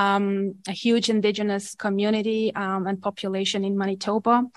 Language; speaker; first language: English; non-native, fluent; Estonian